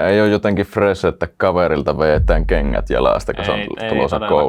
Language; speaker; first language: Finnish; native; Finnish